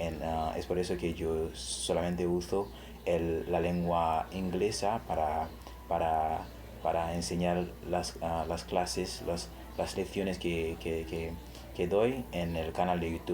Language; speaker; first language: Spanish; non-native, fluent; Haitian Creole